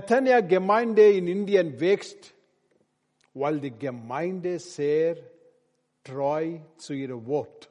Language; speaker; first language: German; non-native, learner; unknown